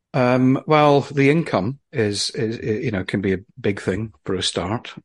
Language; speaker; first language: English; native; English